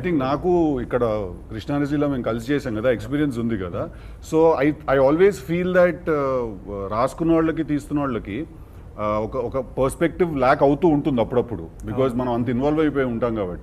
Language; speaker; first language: Telugu; native; Telugu